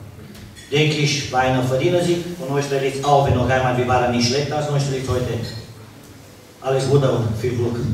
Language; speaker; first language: German; non-native, fluent; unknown